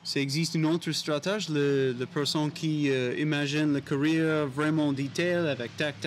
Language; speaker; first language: French; non-native, learner; English